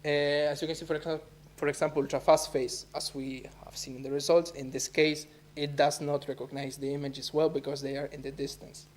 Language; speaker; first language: English; non-native, fluent; Spanish